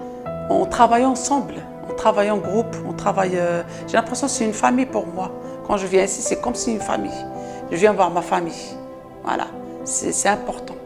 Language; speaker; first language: French; non-native, local second language; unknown